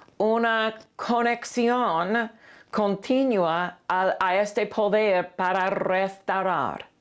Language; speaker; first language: Spanish; non-native, fluent; English